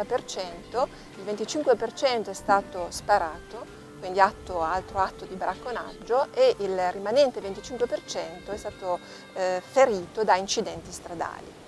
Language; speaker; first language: Italian; native; Italian